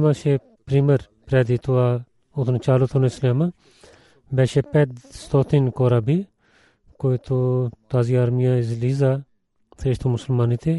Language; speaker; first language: Bulgarian; non-native, learner; Urdu